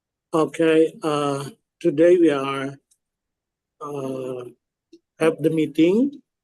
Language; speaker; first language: English; non-native, fluent; Indonesian